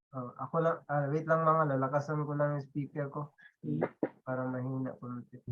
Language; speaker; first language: Filipino; non-native, local second language; Cebuano